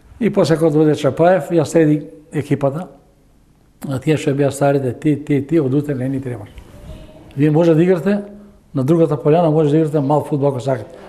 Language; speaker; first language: Macedonian; native; Macedonian